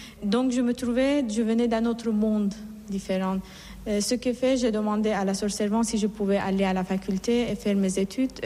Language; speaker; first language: French; non-native, fluent; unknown